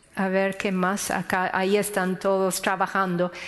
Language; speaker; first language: Spanish; non-native, fluent; English